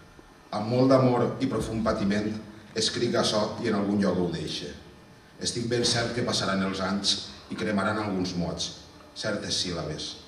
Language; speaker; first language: Catalan; native; Catalan